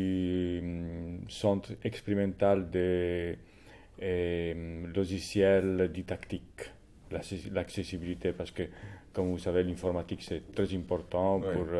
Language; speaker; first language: French; non-native, fluent; Italian